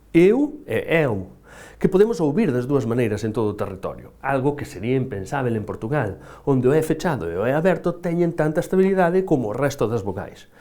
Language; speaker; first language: Galician; native; Galician